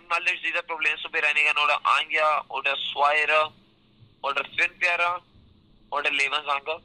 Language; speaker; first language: German; non-native, learner; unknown